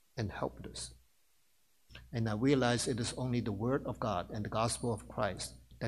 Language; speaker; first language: English; non-native, local second language; Cantonese